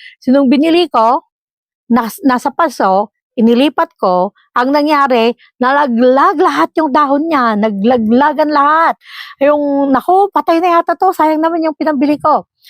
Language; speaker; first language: Filipino; non-native, local second language; Iloko